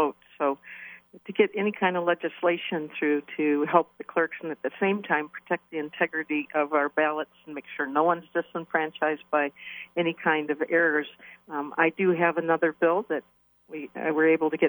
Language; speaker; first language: English; native; English